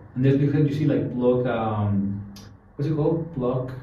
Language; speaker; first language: English; non-native, fluent; Spanish